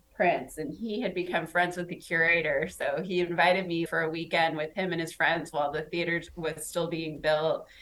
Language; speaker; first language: English; native; English